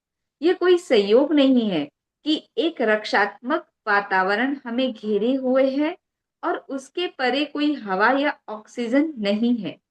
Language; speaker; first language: Hindi; native; Hindi